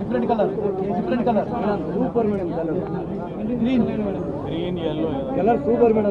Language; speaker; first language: Telugu; native; Telugu